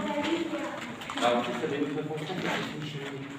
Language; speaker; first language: French; native; French